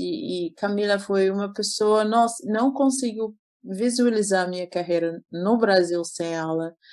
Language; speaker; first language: Portuguese; non-native, fluent; English